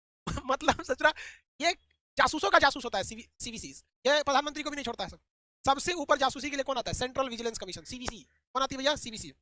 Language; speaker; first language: Hindi; native; Hindi